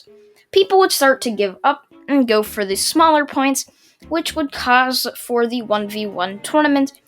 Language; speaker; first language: English; native; English